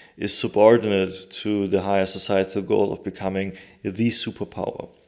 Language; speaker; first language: English; non-native, fluent; Turkish